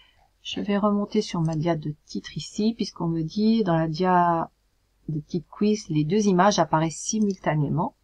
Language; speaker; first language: French; native; French